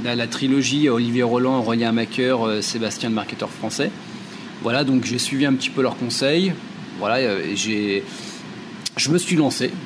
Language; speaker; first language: French; native; French